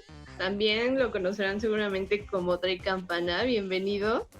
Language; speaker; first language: Spanish; native; Spanish